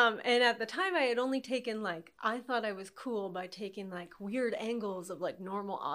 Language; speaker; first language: English; native; English